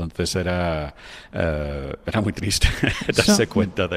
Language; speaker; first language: Spanish; non-native, fluent; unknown